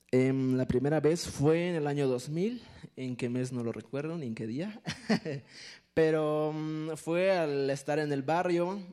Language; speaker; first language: Spanish; non-native, local second language; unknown